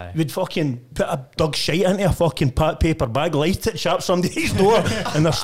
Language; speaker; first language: English; native; English